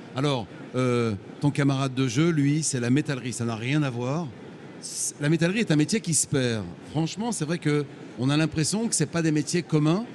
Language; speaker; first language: French; native; French